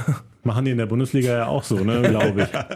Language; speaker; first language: German; native; German